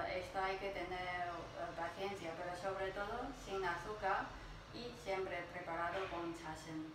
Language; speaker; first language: Spanish; non-native, fluent; Chinese